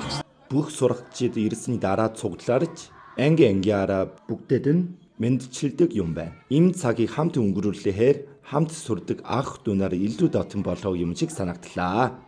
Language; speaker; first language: Mongolian; non-native, fluent; Korean